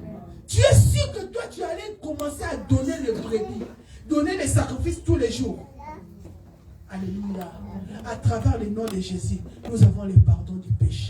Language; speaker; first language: French; non-native, local second language; Lingala